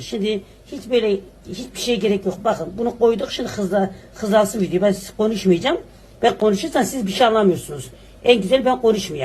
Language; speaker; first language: Turkish; native; Turkish